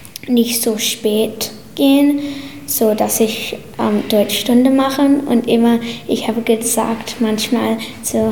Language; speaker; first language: German; early bilingual, heritage; English